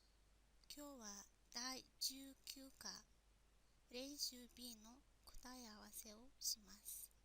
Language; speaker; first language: Japanese; non-native, fluent; Mongolian